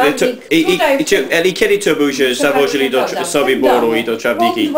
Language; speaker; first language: Polish; non-native, learner; English